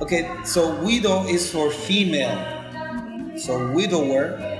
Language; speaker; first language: English; non-native, fluent; Spanish